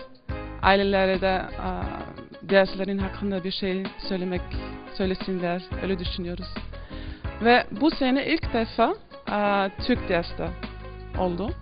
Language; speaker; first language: Turkish; early bilingual, heritage; Turkish